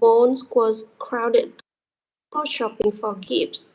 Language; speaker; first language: English; non-native, learner; Vietnamese